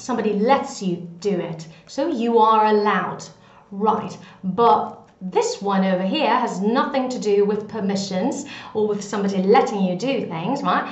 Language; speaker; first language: English; non-native, fluent; Greek